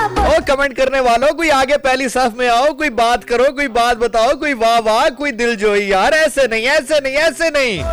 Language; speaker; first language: Urdu; non-native, local second language; Punjabi